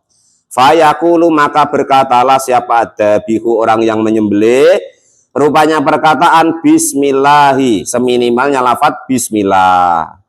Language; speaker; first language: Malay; non-native, local second language; Javanese